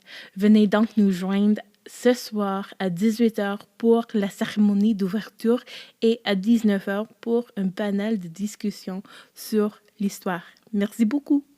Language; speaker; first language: French; non-native, local second language; English